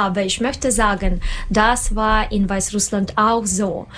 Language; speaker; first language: German; non-native, learner; Russian